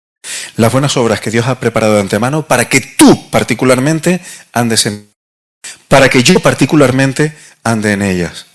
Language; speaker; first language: Spanish; native; Spanish